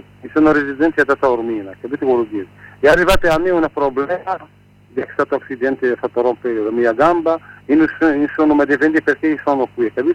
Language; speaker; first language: Italian; non-native, learner; Arabic